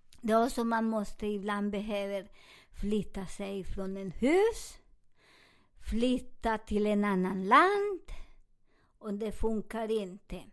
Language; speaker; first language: Swedish; non-native, learner; Spanish